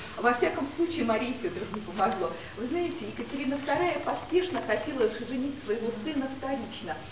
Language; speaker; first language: Russian; native; Russian